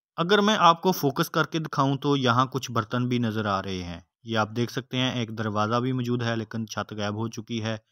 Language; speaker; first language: Urdu; non-native, local second language; Punjabi